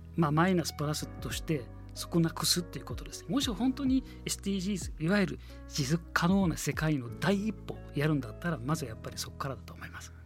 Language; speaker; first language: Japanese; non-native, fluent; Arabic